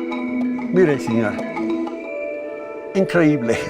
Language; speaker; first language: Spanish; non-native, fluent; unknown